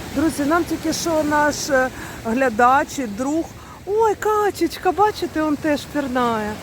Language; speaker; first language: Ukrainian; native; Ukrainian